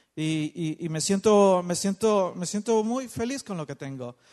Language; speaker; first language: English; non-native, fluent; Spanish